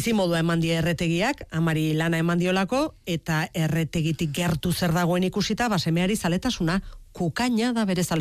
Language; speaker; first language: Basque; native; Basque